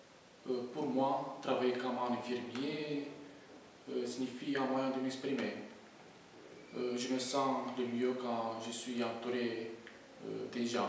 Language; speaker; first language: French; non-native, learner; Romanian